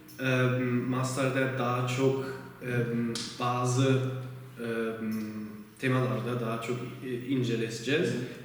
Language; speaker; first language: Turkish; early bilingual, heritage; Turkish